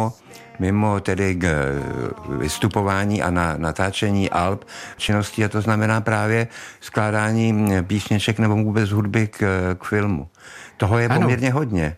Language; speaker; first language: Czech; native; Czech